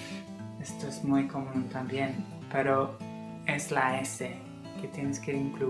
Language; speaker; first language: Spanish; non-native, fluent; English